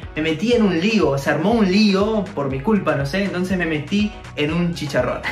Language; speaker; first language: Spanish; native; Spanish